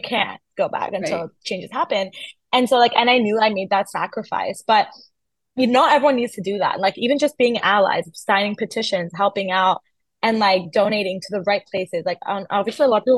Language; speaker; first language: English; early bilingual, other home language; Persian